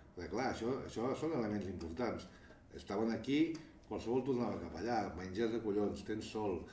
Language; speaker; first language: Catalan; native; Catalan